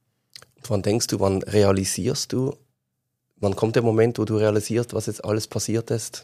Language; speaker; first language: German; native; German